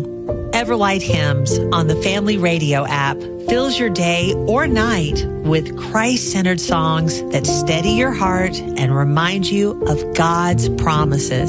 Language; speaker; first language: English; native; English